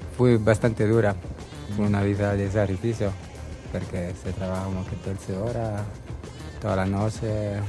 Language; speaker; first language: Spanish; non-native, learner; Italian